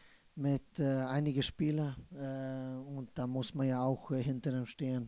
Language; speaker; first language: German; non-native, fluent; Swedish